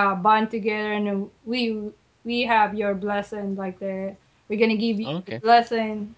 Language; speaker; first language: English; non-native, local second language; Filipino